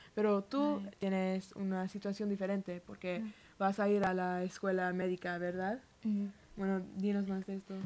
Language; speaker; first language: Spanish; early bilingual, heritage; Spanish